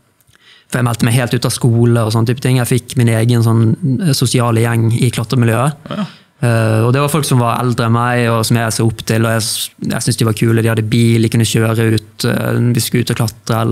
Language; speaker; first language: Norwegian; native; Norwegian